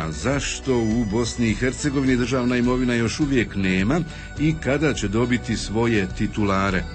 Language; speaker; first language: Croatian; native; Croatian